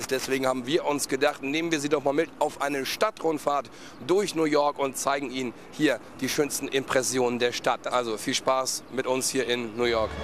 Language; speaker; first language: German; native; German